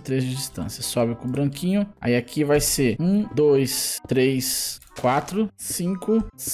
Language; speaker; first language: Portuguese; native; Portuguese